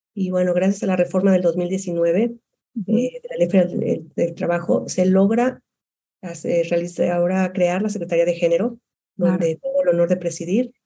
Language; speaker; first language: Spanish; native; Spanish